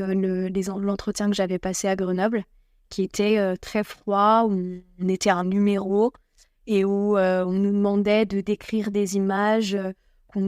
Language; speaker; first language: French; native; French